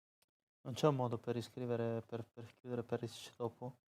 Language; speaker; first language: Italian; native; Italian